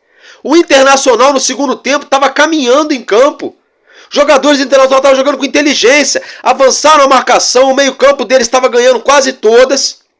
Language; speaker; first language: Portuguese; native; Portuguese